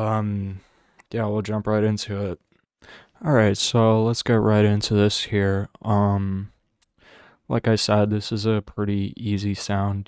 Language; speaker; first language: English; native; English